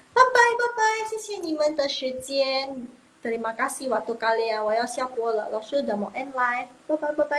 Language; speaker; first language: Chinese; non-native, fluent; Indonesian